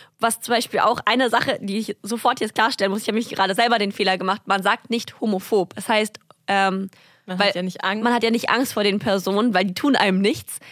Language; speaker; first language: German; early bilingual, other home language; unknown